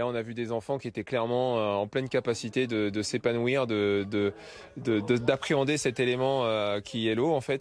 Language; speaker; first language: French; native; French